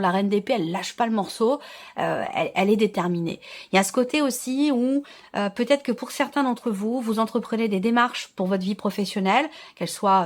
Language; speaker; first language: French; native; French